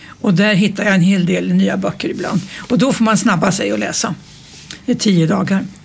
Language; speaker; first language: Swedish; native; Swedish